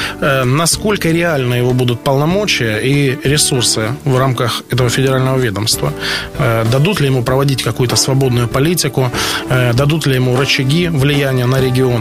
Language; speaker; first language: Russian; native; Russian